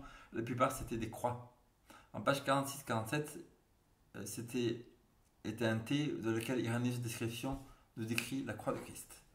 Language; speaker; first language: French; native; French